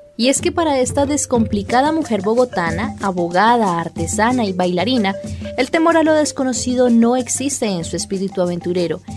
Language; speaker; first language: Spanish; native; Spanish